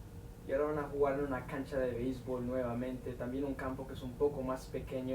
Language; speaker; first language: Spanish; native; Spanish